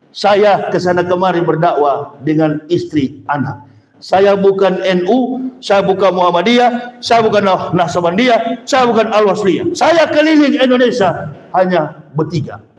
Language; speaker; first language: Indonesian; native; Indonesian